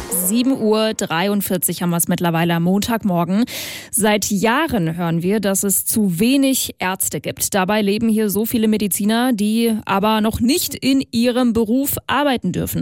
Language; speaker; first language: German; native; German